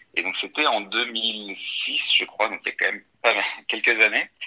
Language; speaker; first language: French; native; French